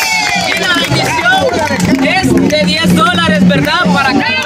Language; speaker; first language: Spanish; native; Spanish